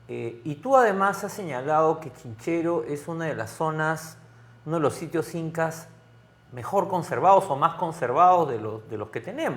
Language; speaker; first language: Spanish; native; Spanish